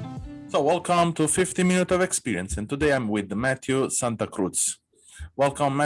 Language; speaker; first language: English; non-native, fluent; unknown